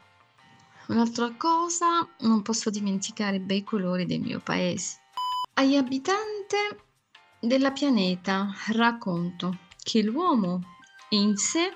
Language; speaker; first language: Italian; non-native, fluent; Arabic